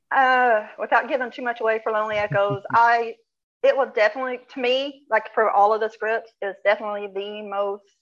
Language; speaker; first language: English; native; English